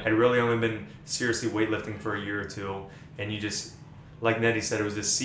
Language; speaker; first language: English; native; English